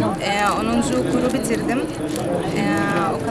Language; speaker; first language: Turkish; non-native, fluent; Arabic